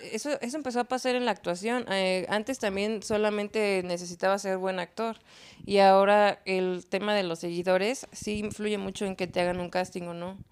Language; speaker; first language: Spanish; native; Spanish